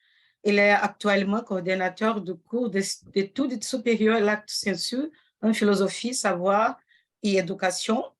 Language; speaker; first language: French; non-native, fluent; Portuguese